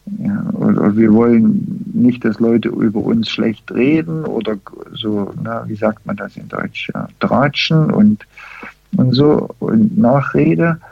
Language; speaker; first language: German; early bilingual, heritage; German